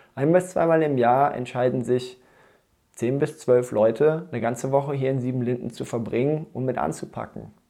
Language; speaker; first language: German; native; German